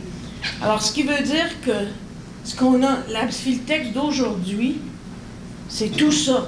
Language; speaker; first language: French; native; French